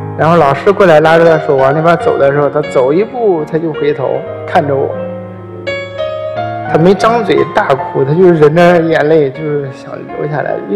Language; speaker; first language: Chinese; native; Chinese